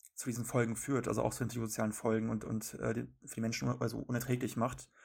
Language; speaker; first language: German; native; German